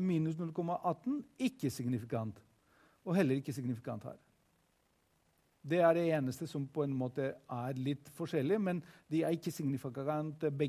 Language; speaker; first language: Norwegian; non-native, fluent; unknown